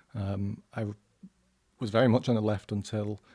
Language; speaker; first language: English; native; English